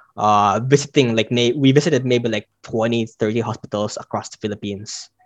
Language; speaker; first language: English; non-native, local second language; Filipino